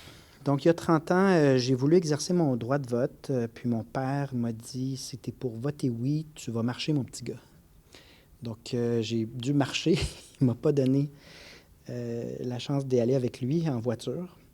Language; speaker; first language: French; native; French